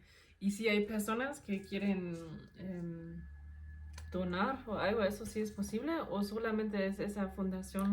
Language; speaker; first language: Spanish; non-native, fluent; German